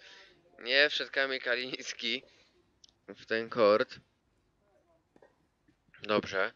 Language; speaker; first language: Polish; native; Polish